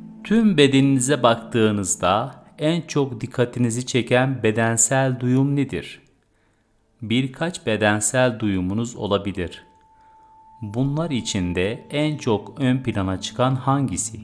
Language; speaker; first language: Turkish; native; Turkish